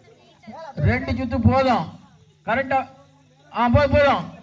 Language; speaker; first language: Tamil; native; Tamil